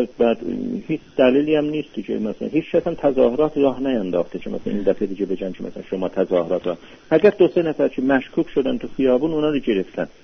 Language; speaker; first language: Persian; non-native, local second language; Azerbaijani